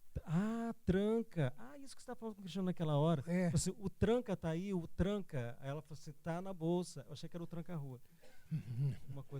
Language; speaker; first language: Portuguese; native; Portuguese